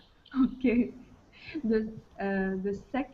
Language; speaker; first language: English; non-native, learner; Arabic